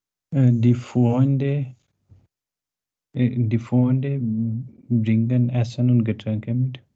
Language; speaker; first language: German; non-native, learner; Urdu